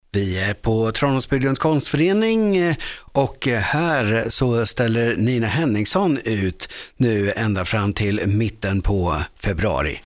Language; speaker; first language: Swedish; native; Swedish